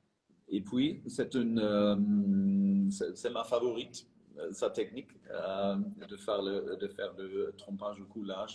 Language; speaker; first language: French; non-native, fluent; German